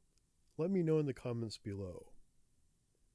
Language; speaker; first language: English; native; English